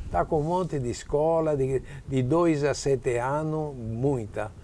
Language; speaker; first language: Portuguese; non-native, fluent; Italian